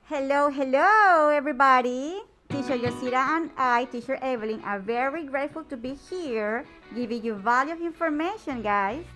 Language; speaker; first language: English; non-native, fluent; Spanish